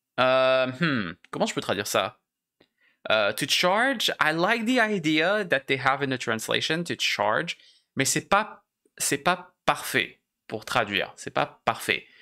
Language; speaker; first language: French; native; French